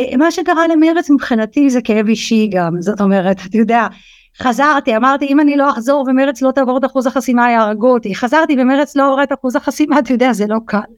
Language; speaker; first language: Hebrew; early bilingual, other home language; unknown